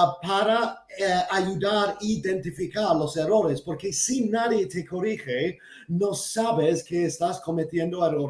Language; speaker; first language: Spanish; non-native, fluent; English